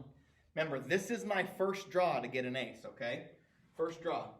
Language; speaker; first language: English; native; English